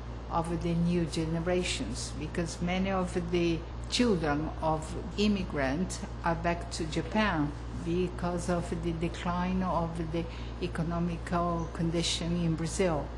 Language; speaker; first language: English; non-native, fluent; Portuguese